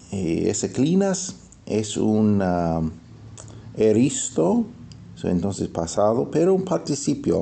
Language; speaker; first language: Spanish; non-native, fluent; English